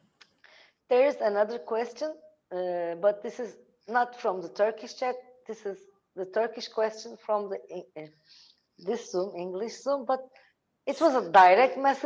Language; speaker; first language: English; non-native, learner; Turkish